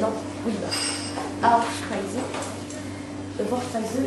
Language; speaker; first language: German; non-native, learner; French